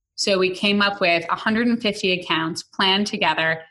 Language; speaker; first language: English; native; English